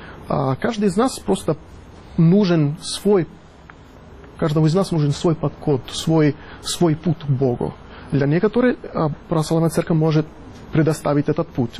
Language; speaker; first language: Russian; non-native, fluent; Italian